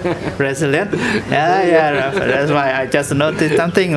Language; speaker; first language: English; non-native, learner; Khmer